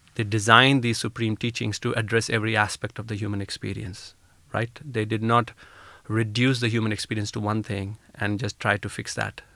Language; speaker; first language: English; non-native, local second language; Hindi